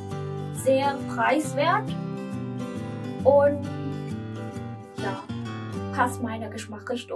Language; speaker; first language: German; non-native, learner; Vietnamese